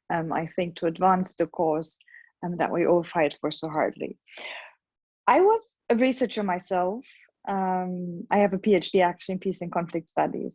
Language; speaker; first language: English; non-native, fluent; German